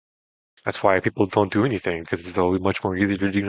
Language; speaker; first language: English; native; English